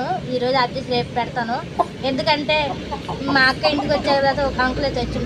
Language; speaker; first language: Telugu; native; Telugu